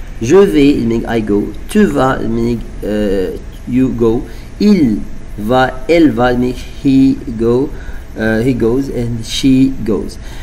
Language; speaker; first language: English; non-native, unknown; Arabic